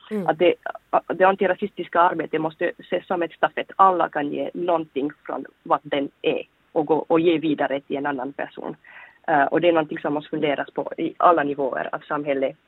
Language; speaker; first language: Swedish; non-native, fluent; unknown